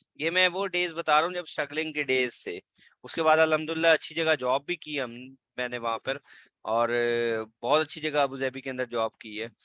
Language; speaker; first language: Urdu; native; Urdu